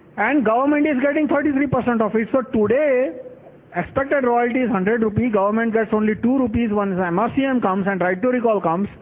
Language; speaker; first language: English; non-native, local second language; Gujarati